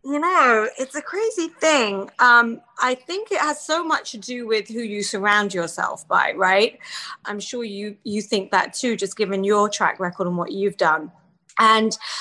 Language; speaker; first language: English; native; English